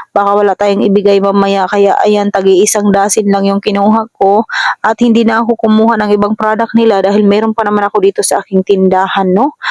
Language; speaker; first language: Filipino; non-native, local second language; Masbatenyo